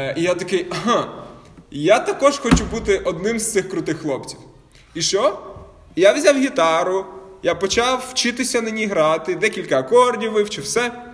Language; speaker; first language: Ukrainian; non-native, local second language; Russian